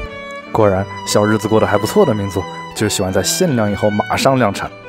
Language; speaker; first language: Chinese; native; Chinese